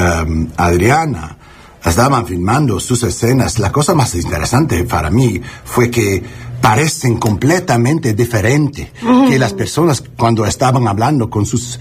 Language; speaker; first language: Spanish; non-native, learner; English